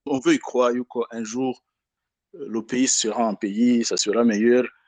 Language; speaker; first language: French; non-native, local second language; Rundi